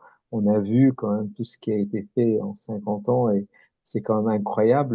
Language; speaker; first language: French; native; French